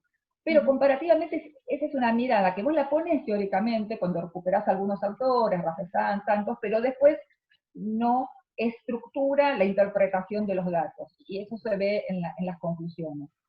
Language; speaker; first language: Spanish; native; Spanish